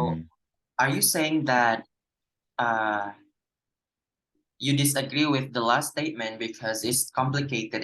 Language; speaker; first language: English; non-native, fluent; Indonesian